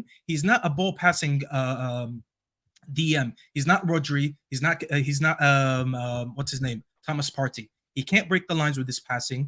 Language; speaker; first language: English; native; English